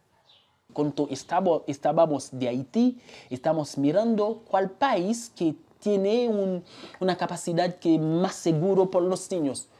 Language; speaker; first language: Spanish; non-native, learner; Haitian Creole